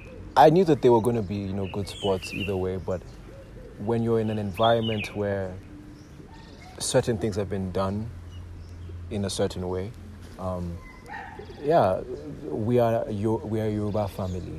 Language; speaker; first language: English; non-native, local second language; Yoruba